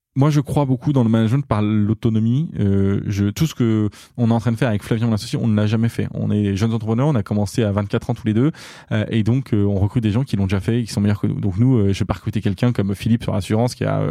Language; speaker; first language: French; native; French